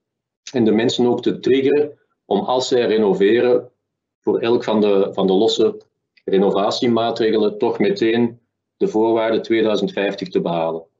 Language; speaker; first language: Dutch; native; Dutch